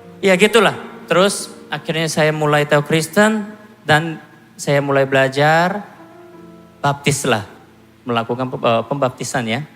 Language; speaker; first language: Indonesian; non-native, fluent; Korean